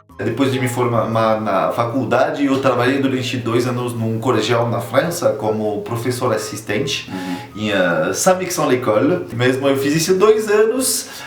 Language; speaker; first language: Portuguese; non-native, fluent; French